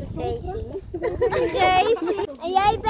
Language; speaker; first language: Dutch; non-native, learner; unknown